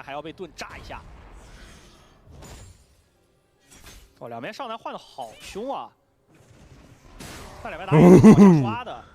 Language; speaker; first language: Chinese; native; Chinese